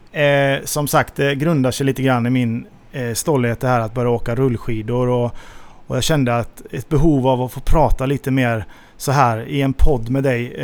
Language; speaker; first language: Swedish; native; Swedish